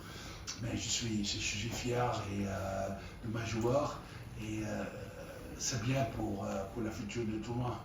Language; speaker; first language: French; non-native, learner; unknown